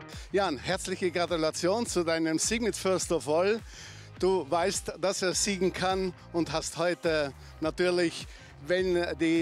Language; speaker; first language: German; native; German